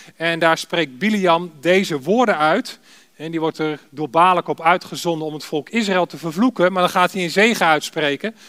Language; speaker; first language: Dutch; native; Dutch